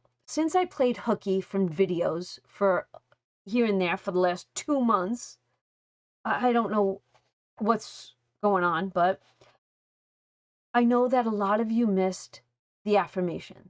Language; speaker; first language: English; native; English